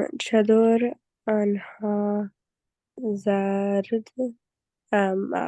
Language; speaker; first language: Persian; non-native, learner; English